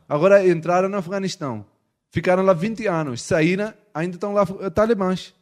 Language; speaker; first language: Portuguese; non-native, fluent; Urdu